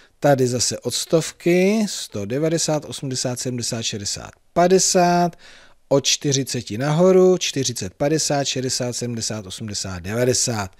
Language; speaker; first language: Czech; native; Czech